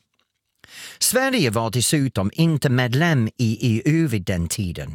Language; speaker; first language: Swedish; non-native, fluent; English